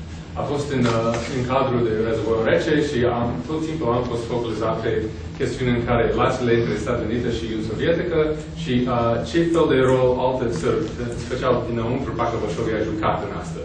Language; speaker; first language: Romanian; non-native, fluent; English